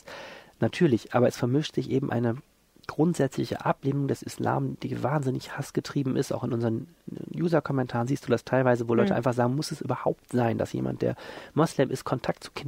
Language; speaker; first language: German; native; German